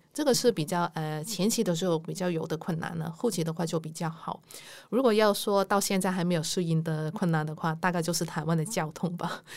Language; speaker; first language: Chinese; non-native, local second language; Cantonese